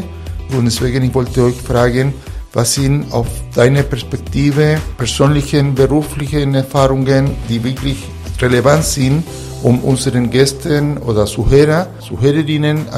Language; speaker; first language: German; non-native, fluent; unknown